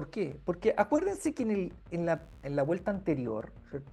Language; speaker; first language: Spanish; native; Spanish